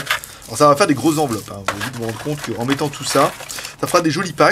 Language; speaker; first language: French; native; French